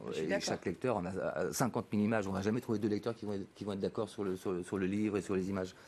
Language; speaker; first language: French; native; French